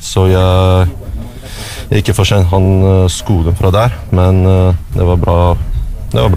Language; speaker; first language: Norwegian; non-native, fluent; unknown